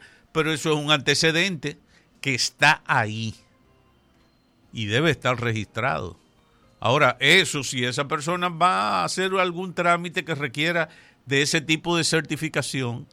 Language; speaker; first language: Spanish; native; Spanish